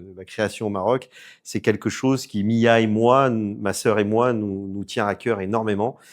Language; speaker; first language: French; native; French